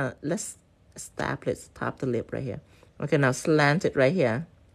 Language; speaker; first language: English; non-native, fluent; Vietnamese